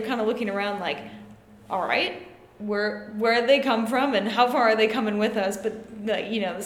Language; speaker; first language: English; native; English